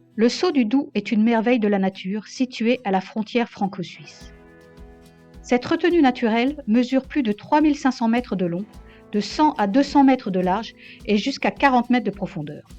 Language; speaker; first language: French; native; French